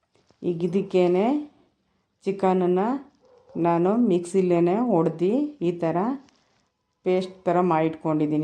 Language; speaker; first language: Kannada; native; Kannada